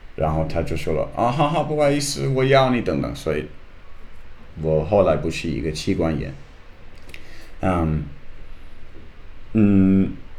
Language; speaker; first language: Chinese; non-native, learner; English